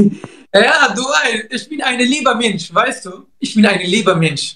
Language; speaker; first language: German; non-native, learner; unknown